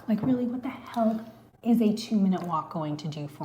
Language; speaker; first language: English; native; English